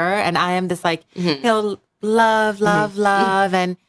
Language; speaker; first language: English; early bilingual, other home language; Bangla